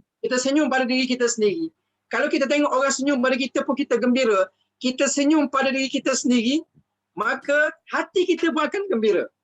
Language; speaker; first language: Malay; native; Malay